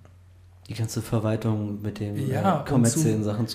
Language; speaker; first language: German; native; German